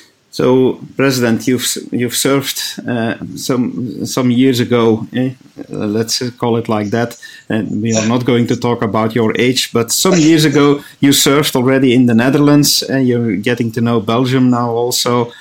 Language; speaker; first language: English; non-native, fluent; Dutch